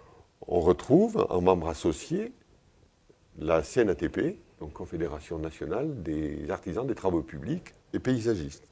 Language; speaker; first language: French; native; French